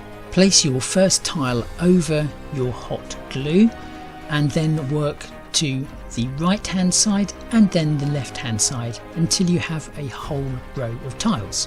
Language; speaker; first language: English; native; English